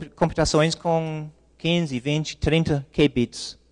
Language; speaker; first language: Portuguese; non-native, fluent; English